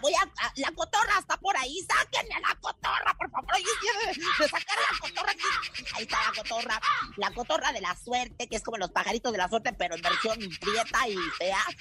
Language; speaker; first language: Spanish; native; Spanish